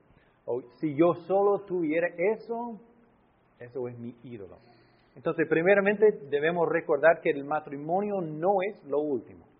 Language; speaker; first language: Spanish; non-native, fluent; English